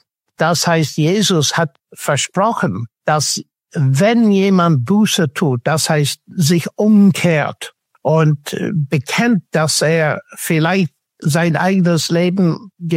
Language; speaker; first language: German; non-native, fluent; English